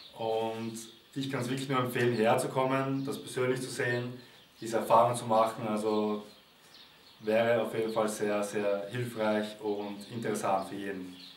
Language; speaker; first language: German; native; German